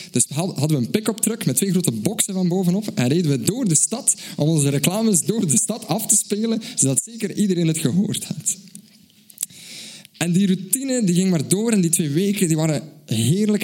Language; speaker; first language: Dutch; native; Dutch